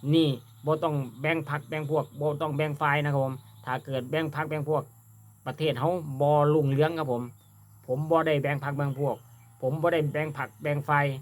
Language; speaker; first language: Thai; native; Thai